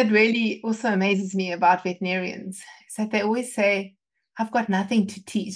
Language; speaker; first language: English; native; English